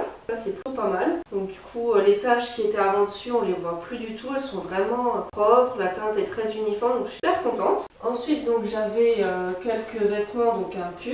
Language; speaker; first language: French; native; French